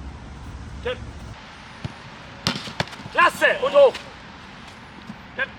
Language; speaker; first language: German; native; German